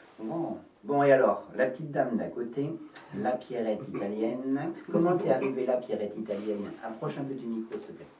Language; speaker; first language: French; native; French